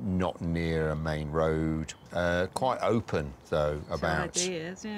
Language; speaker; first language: English; native; English